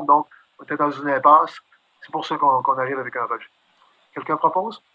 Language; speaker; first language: French; native; French